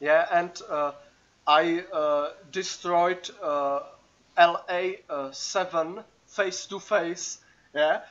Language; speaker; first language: English; non-native, learner; Czech